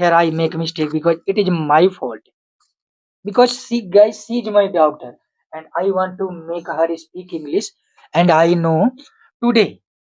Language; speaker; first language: English; non-native, local second language; Hindi